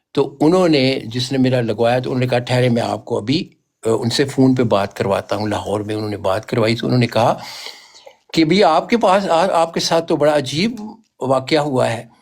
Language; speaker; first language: Urdu; non-native, local second language; Punjabi